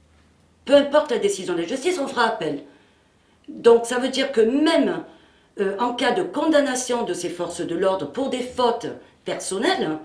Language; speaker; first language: French; native; French